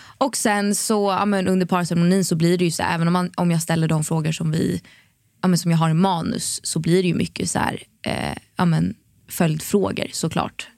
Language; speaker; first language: Swedish; native; Swedish